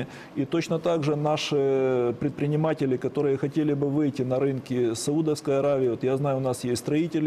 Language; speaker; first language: Russian; native; Russian